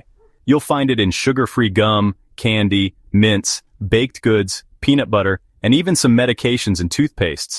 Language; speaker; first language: English; native; English